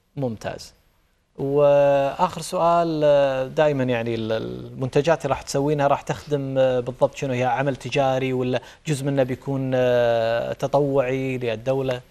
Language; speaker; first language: Arabic; native; Arabic